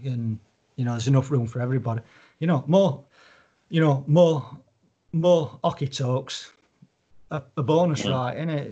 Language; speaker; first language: English; native; English